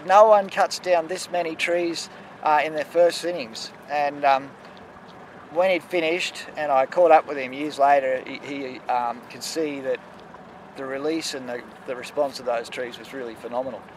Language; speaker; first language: English; native; English